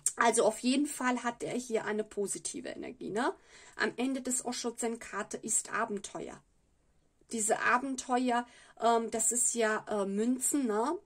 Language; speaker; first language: German; non-native, fluent; Italian